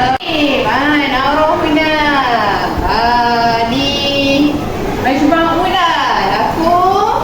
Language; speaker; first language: Arabic; non-native, learner; Malay